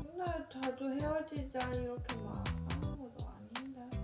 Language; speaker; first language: Korean; non-native, fluent; Chinese